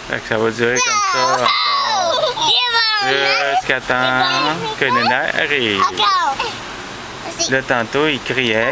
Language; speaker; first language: French; native; French